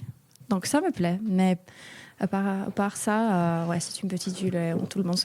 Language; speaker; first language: French; non-native, fluent; Finnish